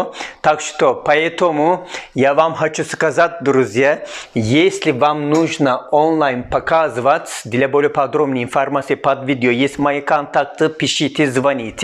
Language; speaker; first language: Russian; non-native, fluent; Turkish